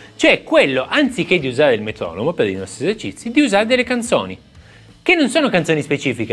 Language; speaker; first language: Italian; native; Italian